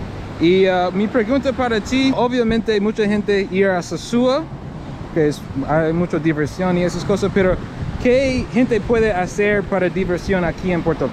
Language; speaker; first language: Spanish; non-native, learner; English